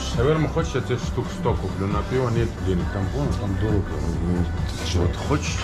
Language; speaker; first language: Russian; non-native, fluent; Georgian